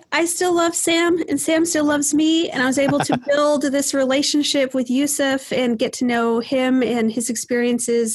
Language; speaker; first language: English; native; English